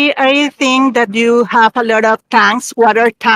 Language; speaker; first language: English; non-native, learner; Spanish